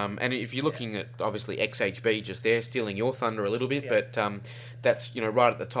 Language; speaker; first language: English; native; English